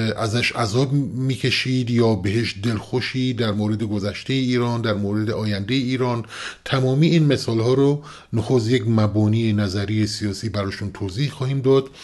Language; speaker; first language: Persian; non-native, local second language; Kurdish